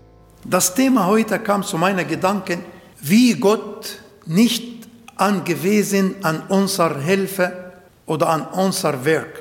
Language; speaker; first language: German; non-native, fluent; Arabic